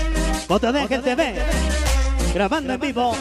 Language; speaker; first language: Spanish; native; Spanish